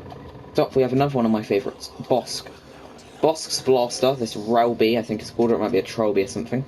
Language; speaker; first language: English; native; English